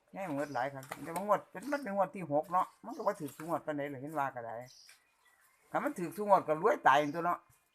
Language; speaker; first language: Thai; native; Thai